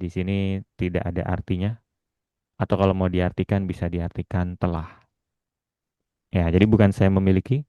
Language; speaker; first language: Indonesian; native; Indonesian